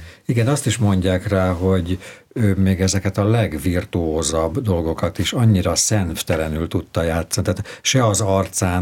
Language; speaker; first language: Hungarian; native; Hungarian